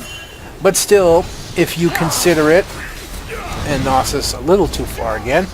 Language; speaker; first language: English; native; English